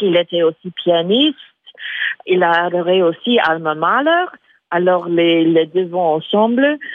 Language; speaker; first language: French; non-native, fluent; English